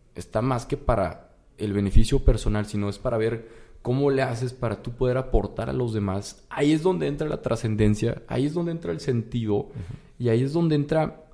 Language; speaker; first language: Spanish; native; Spanish